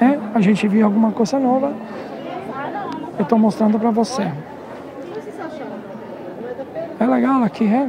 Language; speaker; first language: Portuguese; non-native, learner; Italian